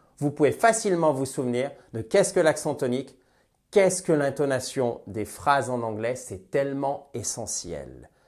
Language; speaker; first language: French; native; French